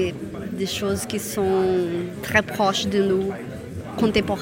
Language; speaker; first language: French; non-native, fluent; Portuguese